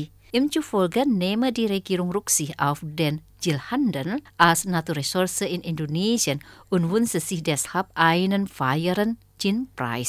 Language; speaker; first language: German; non-native, fluent; Indonesian